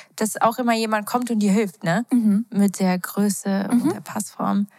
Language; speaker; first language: German; early bilingual, other home language; Portuguese